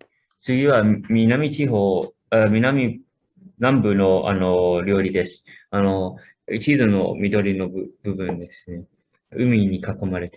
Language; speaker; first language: Japanese; non-native, fluent; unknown